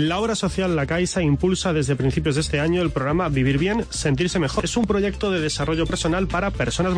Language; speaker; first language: Spanish; native; Spanish